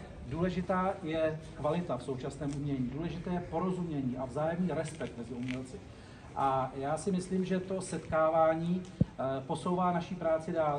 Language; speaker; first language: Czech; native; Czech